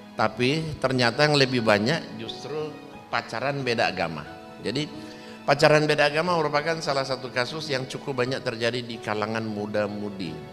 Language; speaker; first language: Indonesian; native; Indonesian